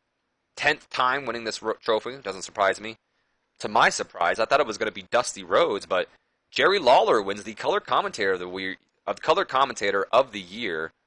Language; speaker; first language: English; native; English